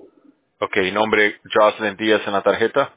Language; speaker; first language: Spanish; native; Spanish